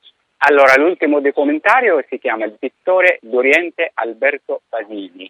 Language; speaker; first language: Italian; non-native, fluent; Arabic